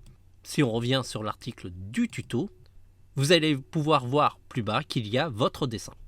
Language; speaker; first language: French; native; French